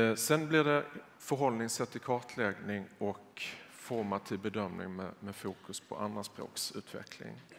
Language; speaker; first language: Swedish; native; Swedish